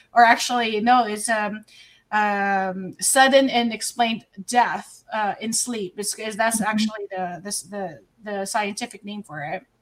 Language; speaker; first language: English; non-native, local second language; Filipino